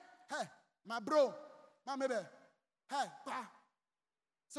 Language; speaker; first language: English; non-native, local second language; Akan